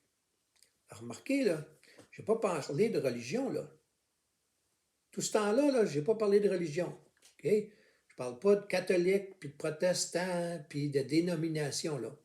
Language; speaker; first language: French; native; French